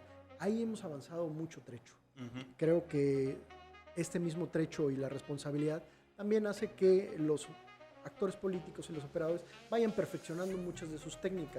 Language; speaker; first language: Spanish; native; Spanish